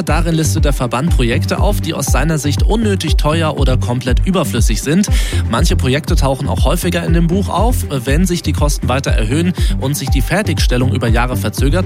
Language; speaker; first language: German; native; German